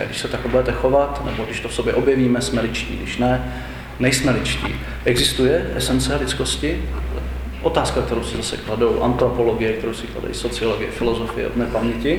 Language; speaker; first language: Czech; native; Czech